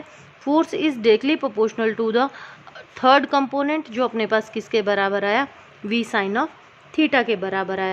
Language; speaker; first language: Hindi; native; Hindi